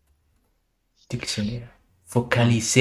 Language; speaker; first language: French; non-native, learner; German